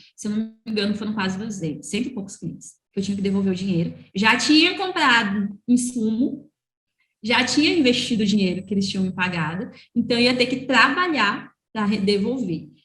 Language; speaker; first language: Portuguese; native; Portuguese